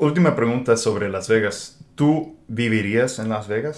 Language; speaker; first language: Spanish; non-native, fluent; English